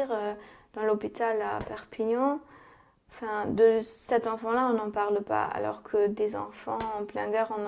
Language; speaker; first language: French; non-native, fluent; German